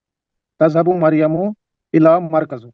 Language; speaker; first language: Arabic; non-native, learner; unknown